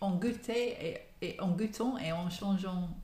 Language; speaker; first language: French; non-native, fluent; English